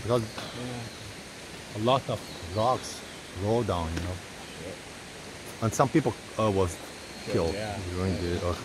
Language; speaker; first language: English; non-native, fluent; Portuguese